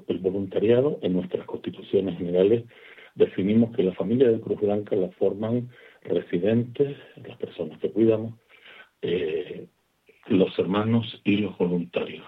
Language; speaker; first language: Spanish; native; Spanish